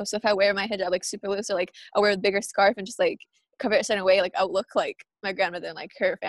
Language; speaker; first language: English; early bilingual, other home language; Spanish